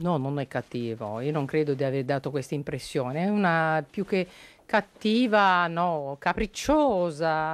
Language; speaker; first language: Italian; native; Italian